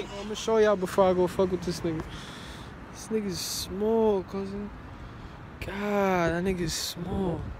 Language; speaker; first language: English; early bilingual, other home language; Spanish